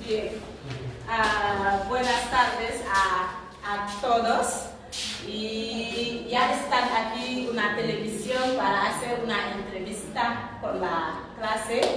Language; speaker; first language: Spanish; non-native, fluent; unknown